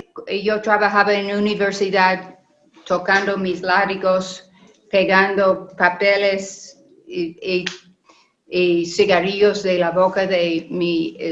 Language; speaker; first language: Spanish; non-native, learner; English